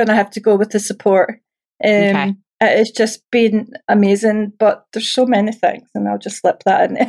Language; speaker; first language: English; native; English